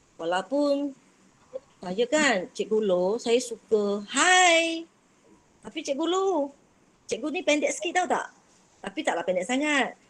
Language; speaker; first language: Malay; non-native, local second language; Chinese